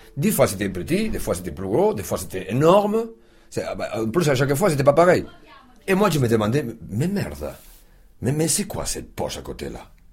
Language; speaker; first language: French; non-native, fluent; Spanish